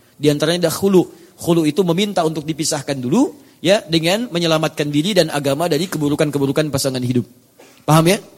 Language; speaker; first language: Indonesian; native; Indonesian